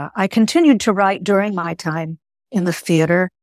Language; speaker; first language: English; early bilingual, other home language; Greek